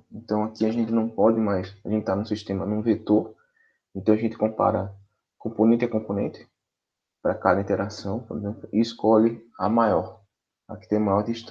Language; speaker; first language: Portuguese; native; Portuguese